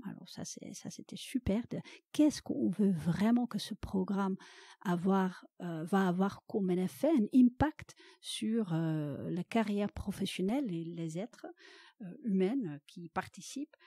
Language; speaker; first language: French; non-native, fluent; Dutch